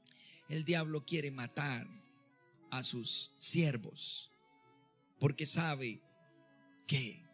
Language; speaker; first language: Spanish; native; Spanish